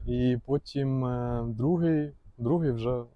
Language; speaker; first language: Ukrainian; native; Ukrainian